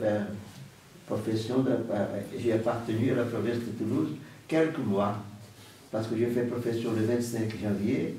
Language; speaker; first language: French; non-native, fluent; Portuguese